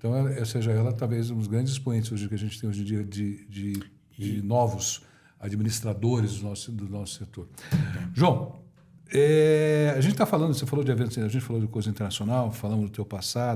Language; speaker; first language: Portuguese; native; Portuguese